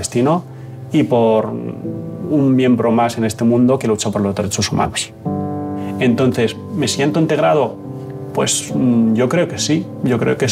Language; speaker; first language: Spanish; early bilingual, other home language; Arabic